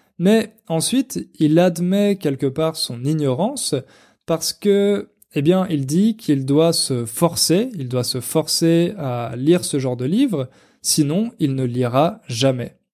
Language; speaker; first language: French; native; French